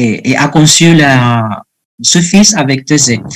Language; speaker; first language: French; non-native, fluent; Spanish